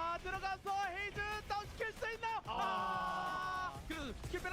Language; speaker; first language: Korean; native; Korean